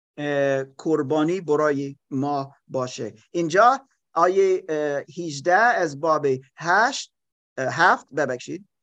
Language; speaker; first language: Persian; non-native, learner; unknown